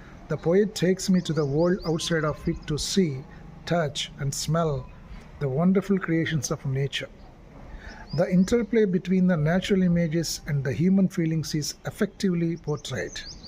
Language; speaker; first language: English; non-native, local second language; Telugu